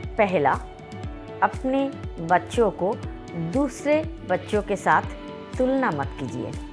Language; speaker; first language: Hindi; non-native, local second language; Bangla